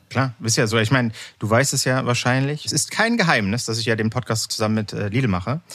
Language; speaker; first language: German; native; German